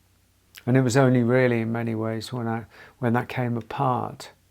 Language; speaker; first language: English; native; English